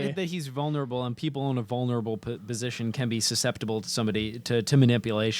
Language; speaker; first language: English; native; English